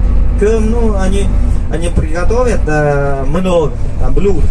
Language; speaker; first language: Russian; non-native, learner; Vietnamese